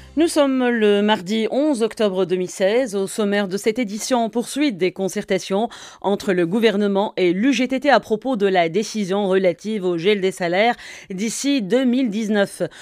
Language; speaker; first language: French; non-native, local second language; Arabic